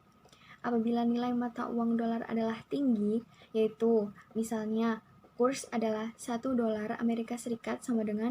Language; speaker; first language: Indonesian; native; Indonesian